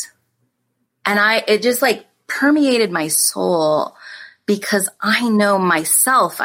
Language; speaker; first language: English; native; English